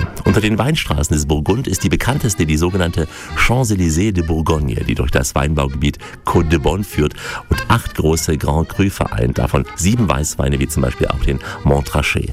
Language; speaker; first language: German; native; German